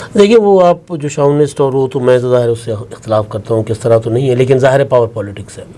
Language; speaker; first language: Urdu; non-native, local second language; Punjabi